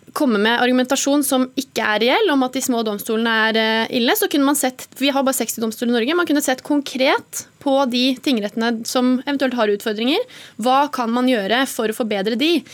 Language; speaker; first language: Norwegian; native; Norwegian